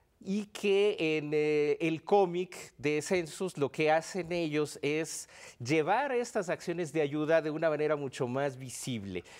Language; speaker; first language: Spanish; native; Spanish